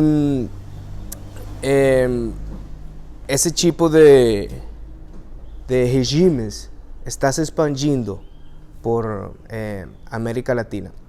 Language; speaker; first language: Portuguese; non-native, fluent; Spanish